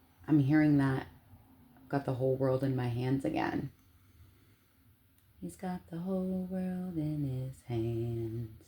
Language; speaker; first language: English; native; English